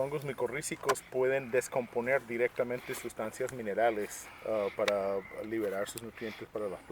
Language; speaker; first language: Spanish; native; Spanish